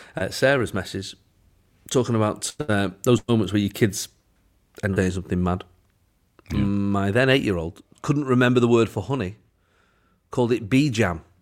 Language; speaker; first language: English; native; English